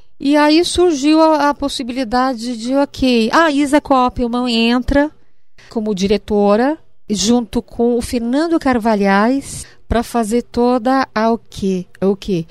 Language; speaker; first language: Portuguese; early bilingual, other home language; Japanese